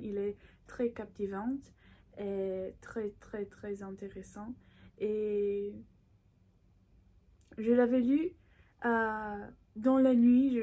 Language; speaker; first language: French; non-native, learner; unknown